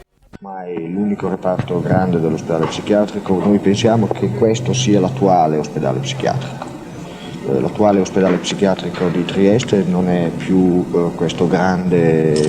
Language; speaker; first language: Italian; native; Italian